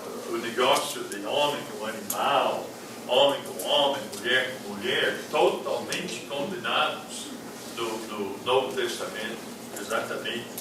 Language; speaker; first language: Portuguese; non-native, fluent; English